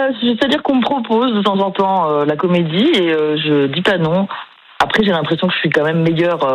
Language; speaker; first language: French; native; French